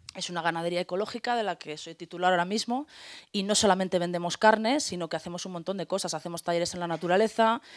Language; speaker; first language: Spanish; native; Spanish